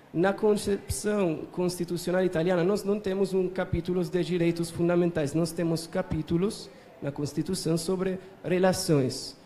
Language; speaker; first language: Portuguese; non-native, fluent; Italian